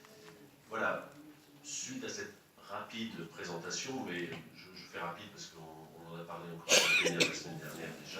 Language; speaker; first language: French; native; French